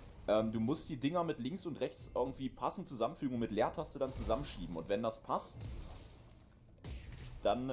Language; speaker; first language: German; native; German